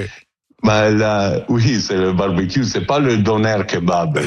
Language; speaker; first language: French; non-native, learner; Italian